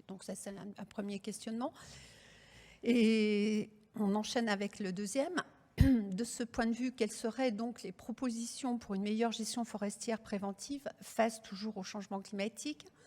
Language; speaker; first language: French; native; French